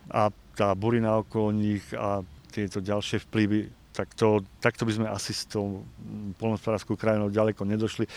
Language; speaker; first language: Slovak; native; Slovak